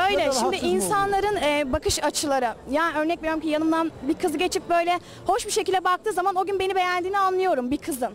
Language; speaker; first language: Turkish; native; Turkish